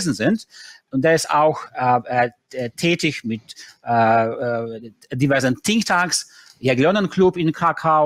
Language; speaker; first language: German; non-native, fluent; Polish